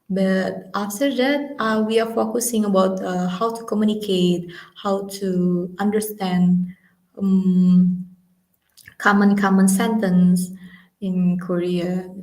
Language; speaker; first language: English; non-native, learner; Indonesian